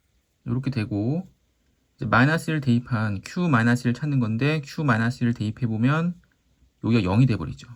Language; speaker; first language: Korean; native; Korean